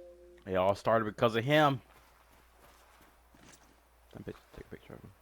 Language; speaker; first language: English; native; English